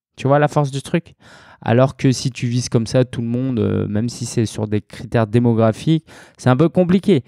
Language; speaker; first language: French; native; French